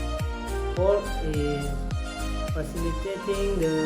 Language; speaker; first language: English; non-native, learner; Indonesian